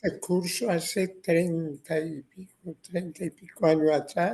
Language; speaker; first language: Spanish; non-native, fluent; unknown